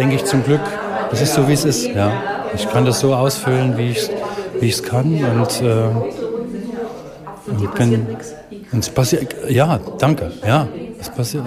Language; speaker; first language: German; native; German